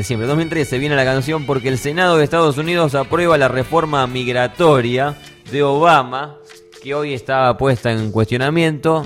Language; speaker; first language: Spanish; native; Spanish